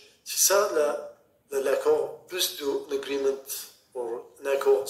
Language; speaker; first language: French; non-native, learner; Arabic